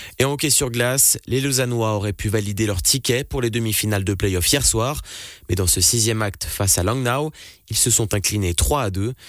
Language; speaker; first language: French; native; French